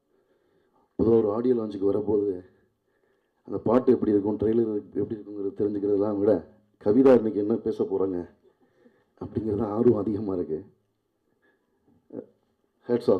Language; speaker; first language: Tamil; native; Tamil